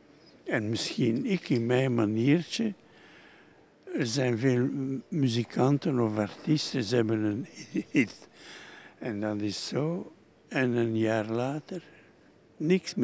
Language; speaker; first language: Dutch; non-native, local second language; French